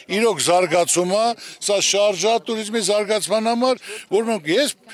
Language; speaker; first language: Armenian; native; Armenian